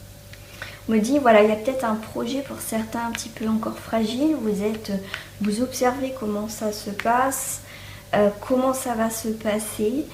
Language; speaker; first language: French; native; French